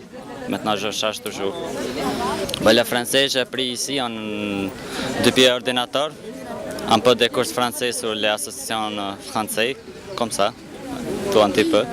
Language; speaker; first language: French; non-native, learner; Albanian